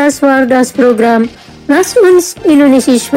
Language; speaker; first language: German; non-native, fluent; Indonesian